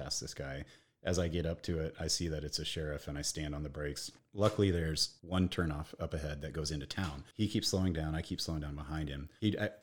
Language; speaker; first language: English; native; English